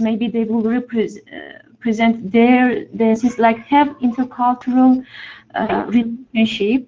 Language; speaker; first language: English; non-native, learner; Armenian